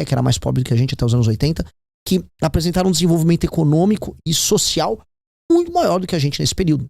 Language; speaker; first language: Portuguese; native; Portuguese